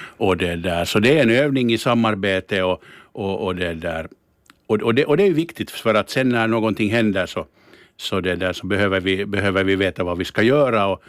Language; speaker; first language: Swedish; native; Swedish